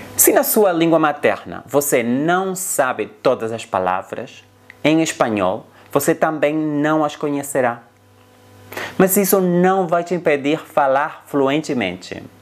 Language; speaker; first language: Portuguese; non-native, fluent; Spanish